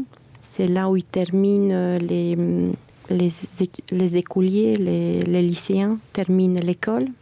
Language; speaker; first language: French; non-native, fluent; Bulgarian